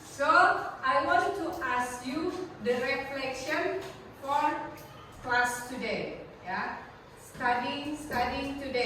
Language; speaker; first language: English; non-native, fluent; Indonesian